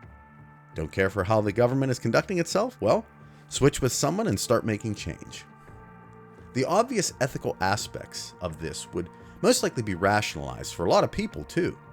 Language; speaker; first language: English; native; English